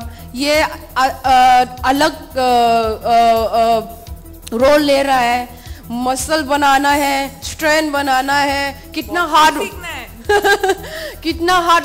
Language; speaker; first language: Hindi; non-native, local second language; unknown